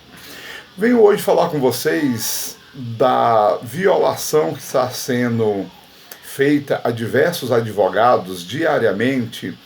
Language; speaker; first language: Portuguese; native; Portuguese